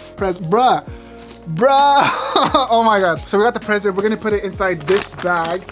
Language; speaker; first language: English; early bilingual, other home language; Spanish